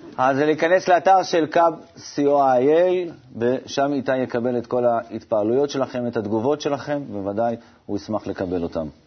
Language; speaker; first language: Hebrew; native; Hebrew